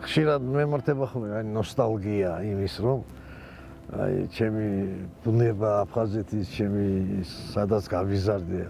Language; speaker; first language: Georgian; native; Georgian